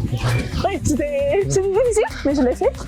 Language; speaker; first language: French; non-native, fluent; English